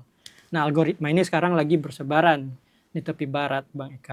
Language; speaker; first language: Indonesian; native; Indonesian